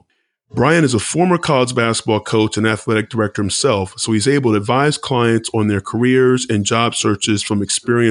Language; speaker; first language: English; native; English